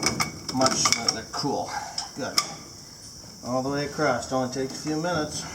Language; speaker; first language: English; native; English